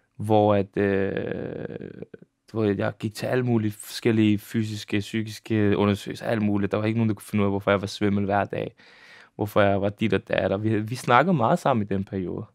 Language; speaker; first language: Danish; early bilingual, other home language; Serbian